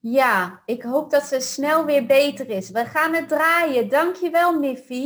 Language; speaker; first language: Dutch; native; Dutch